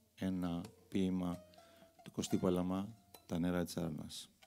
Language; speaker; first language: Greek; non-native, fluent; Armenian